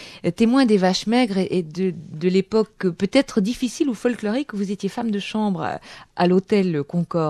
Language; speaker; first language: French; native; French